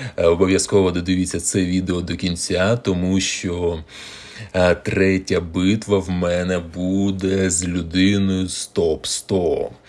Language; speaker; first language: Ukrainian; non-native, local second language; Russian